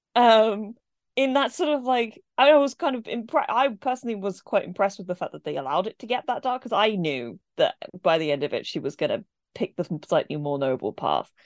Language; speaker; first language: English; native; English